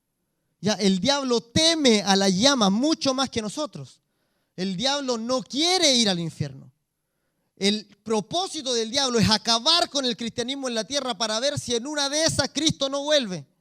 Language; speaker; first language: Spanish; native; Spanish